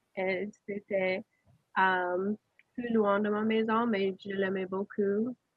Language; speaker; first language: French; non-native, learner; English